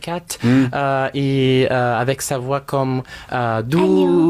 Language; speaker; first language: French; non-native, fluent; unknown